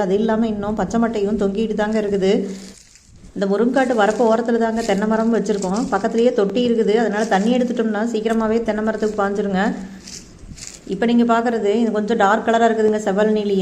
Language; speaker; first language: Tamil; native; Tamil